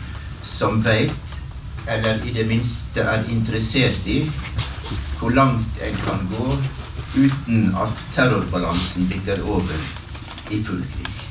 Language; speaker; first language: Norwegian; native; Norwegian